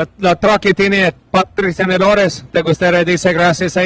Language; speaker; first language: Spanish; non-native, learner; English